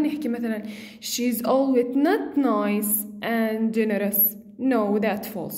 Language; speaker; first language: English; non-native, fluent; Arabic